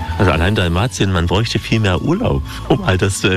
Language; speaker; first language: German; native; German